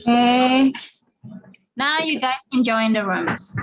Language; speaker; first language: English; non-native, fluent; Indonesian